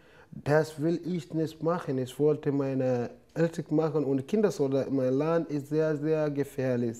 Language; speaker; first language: German; non-native, learner; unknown